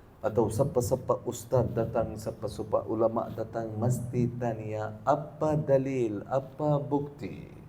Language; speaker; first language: Malay; non-native, learner; Arabic